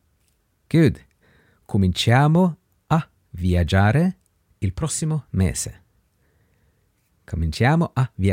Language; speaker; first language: Italian; non-native, fluent; English